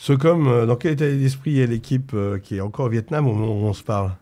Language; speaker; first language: French; native; French